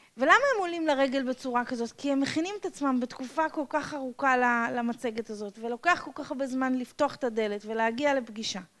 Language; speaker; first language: Hebrew; non-native, fluent; English